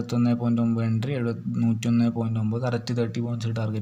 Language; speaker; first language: Malayalam; native; Malayalam